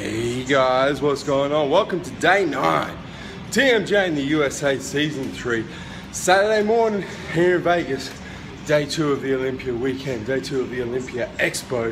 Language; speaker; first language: English; native; English